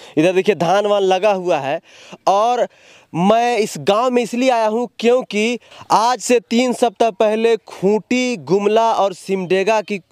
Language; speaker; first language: Hindi; native; Hindi